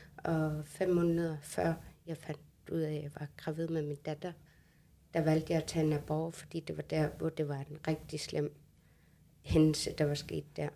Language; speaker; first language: Danish; non-native, local second language; Kalaallisut